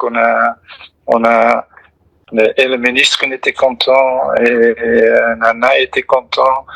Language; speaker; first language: French; non-native, local second language; Dutch